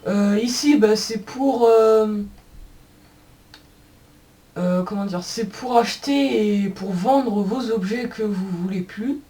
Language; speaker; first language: French; native; French